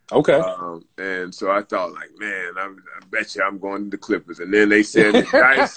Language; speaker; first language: English; native; English